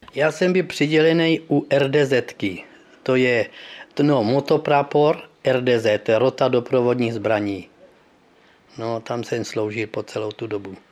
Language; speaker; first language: Czech; early bilingual, heritage; Czech